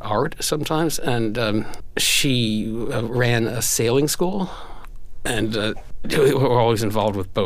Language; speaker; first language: English; native; English